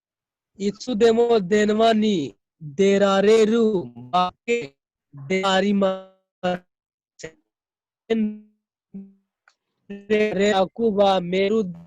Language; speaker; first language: Japanese; non-native, learner; Hindi